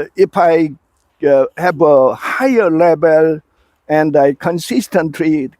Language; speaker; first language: English; non-native, fluent; Korean